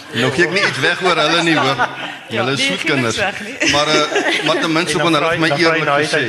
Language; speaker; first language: Afrikaans; native; Afrikaans